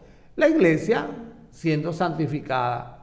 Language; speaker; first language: Spanish; native; Spanish